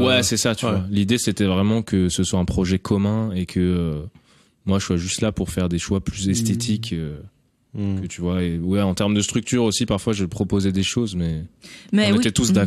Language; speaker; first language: French; native; French